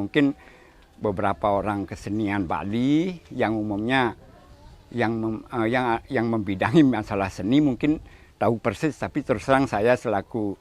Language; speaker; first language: Indonesian; non-native, local second language; Balinese